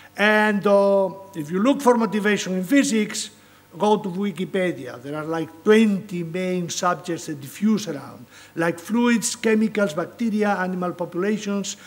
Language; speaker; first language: English; non-native, fluent; Spanish